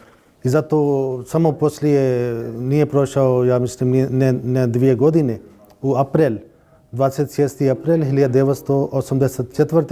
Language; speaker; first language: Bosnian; non-native, learner; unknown